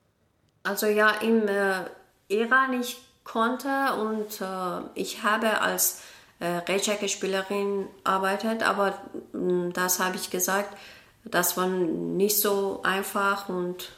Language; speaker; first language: German; non-native, learner; Persian